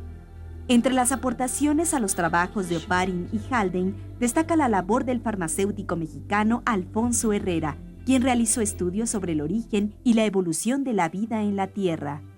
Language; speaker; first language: Spanish; native; Spanish